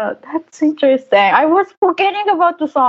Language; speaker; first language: English; non-native, fluent; Japanese